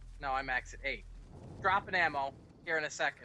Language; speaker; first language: English; native; English